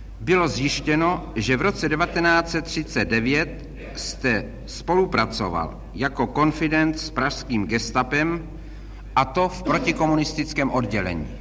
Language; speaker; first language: Czech; native; Czech